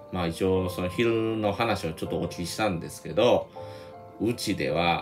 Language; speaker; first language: Japanese; native; Japanese